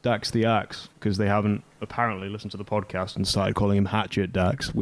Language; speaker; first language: English; native; English